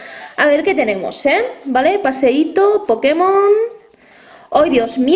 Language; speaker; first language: Spanish; native; Spanish